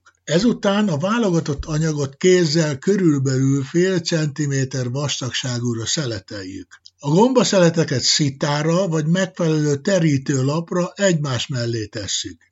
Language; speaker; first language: Hungarian; native; Hungarian